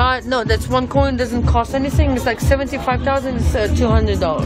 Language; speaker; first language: English; non-native, fluent; Russian